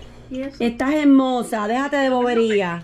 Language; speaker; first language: Spanish; native; Spanish